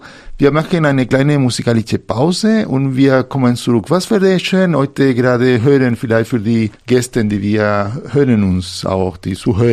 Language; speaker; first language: German; non-native, fluent; Spanish